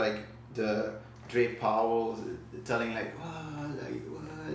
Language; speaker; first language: English; non-native, fluent; Dutch